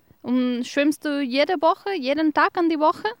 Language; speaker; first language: German; non-native, fluent; Spanish